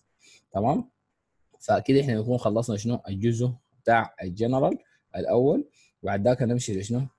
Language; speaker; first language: Arabic; native; Arabic